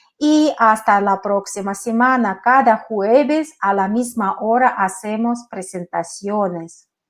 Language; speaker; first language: Spanish; non-native, fluent; Russian